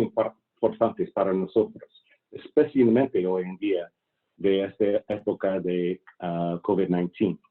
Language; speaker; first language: Spanish; non-native, fluent; English